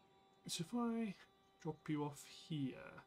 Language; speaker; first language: English; native; English